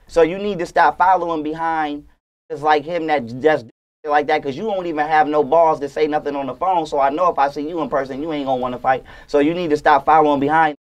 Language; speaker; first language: English; native; English